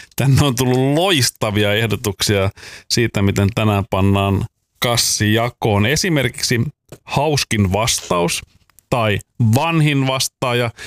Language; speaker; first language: Finnish; native; Finnish